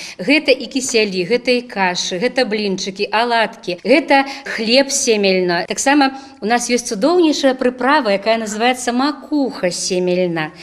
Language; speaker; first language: Belarusian; native; Belarusian